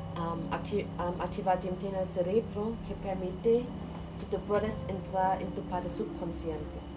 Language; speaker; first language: Spanish; non-native, learner; German